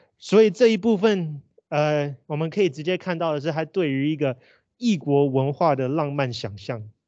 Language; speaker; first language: Chinese; native; Chinese